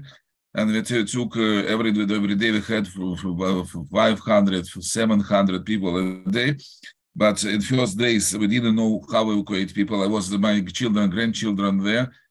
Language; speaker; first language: English; non-native, learner; Russian